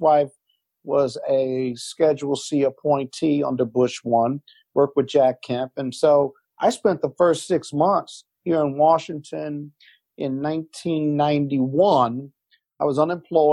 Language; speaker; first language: English; native; English